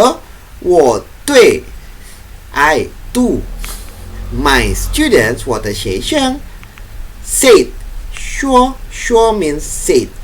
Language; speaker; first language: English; non-native, fluent; Indonesian